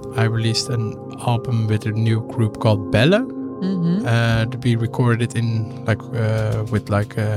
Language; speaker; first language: English; non-native, fluent; Dutch